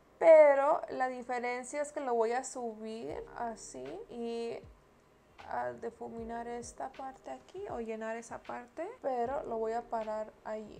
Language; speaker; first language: Spanish; early bilingual, heritage; Spanish